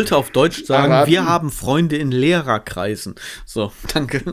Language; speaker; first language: German; native; German